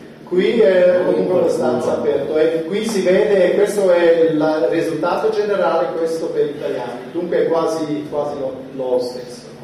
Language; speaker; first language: Italian; non-native, fluent; German